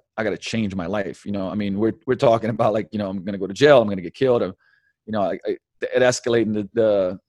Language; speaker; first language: English; early bilingual, other home language; Slovenian